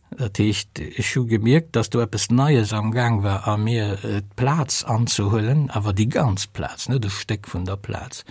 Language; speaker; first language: Luxembourgish; native; Luxembourgish